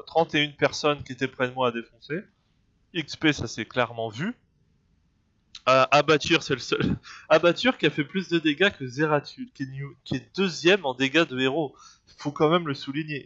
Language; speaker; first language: French; native; French